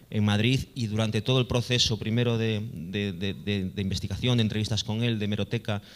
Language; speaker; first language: Spanish; native; Spanish